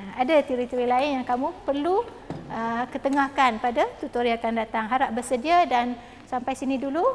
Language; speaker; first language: Malay; native; Malay